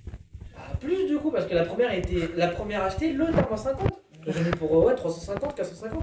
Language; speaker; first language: French; native; French